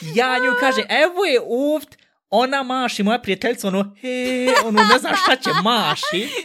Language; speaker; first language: Bosnian; early bilingual, heritage; Bosnian